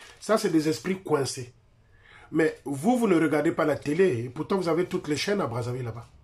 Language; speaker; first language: French; non-native, local second language; Lingala